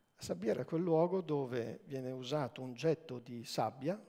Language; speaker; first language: Italian; native; Italian